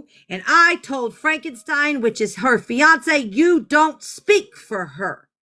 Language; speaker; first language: English; native; English